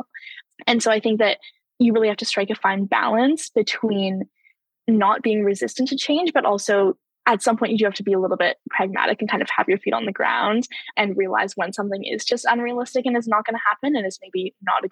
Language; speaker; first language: English; native; English